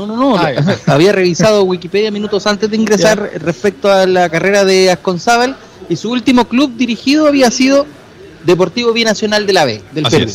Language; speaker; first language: Spanish; native; Spanish